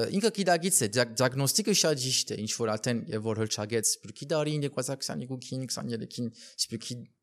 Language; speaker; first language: Armenian; early bilingual, heritage; Armenian